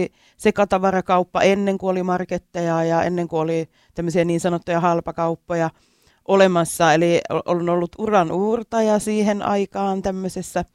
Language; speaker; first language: Finnish; native; Finnish